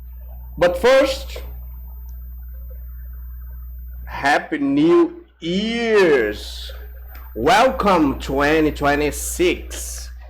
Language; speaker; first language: English; non-native, learner; Portuguese